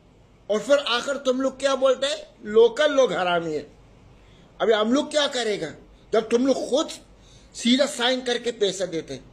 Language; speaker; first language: Hindi; non-native, learner; Arabic